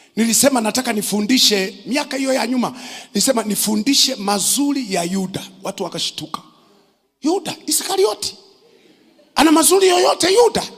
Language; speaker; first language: Swahili; native; Swahili